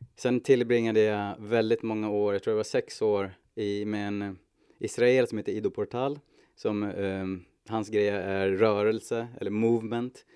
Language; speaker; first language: Swedish; native; Swedish